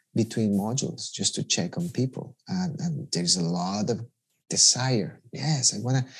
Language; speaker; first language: English; non-native, fluent; Spanish